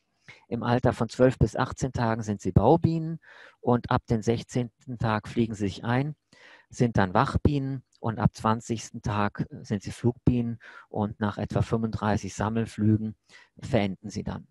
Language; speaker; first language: German; native; German